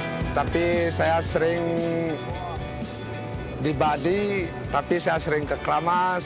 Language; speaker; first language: Indonesian; non-native, local second language; Balinese